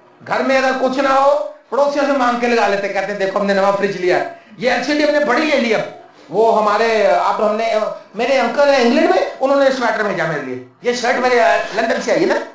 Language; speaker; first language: Urdu; non-native, local second language; Punjabi